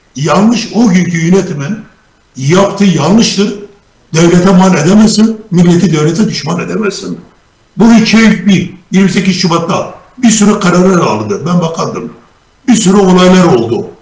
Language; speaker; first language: Turkish; native; Turkish